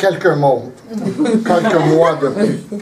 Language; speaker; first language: French; early bilingual, heritage; English